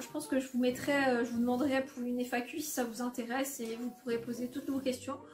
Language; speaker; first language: French; early bilingual, other home language; Polish